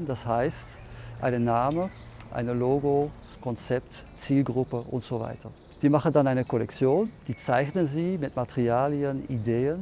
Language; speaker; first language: German; non-native, fluent; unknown